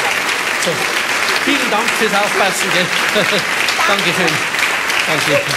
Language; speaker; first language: German; native; German